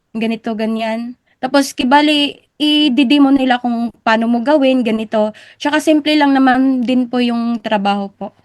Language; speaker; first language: Filipino; native; Filipino